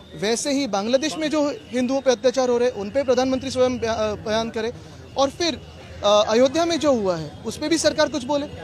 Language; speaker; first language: Hindi; non-native, local second language; Marathi